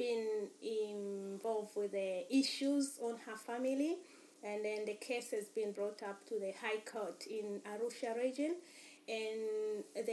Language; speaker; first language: English; non-native, local second language; Swahili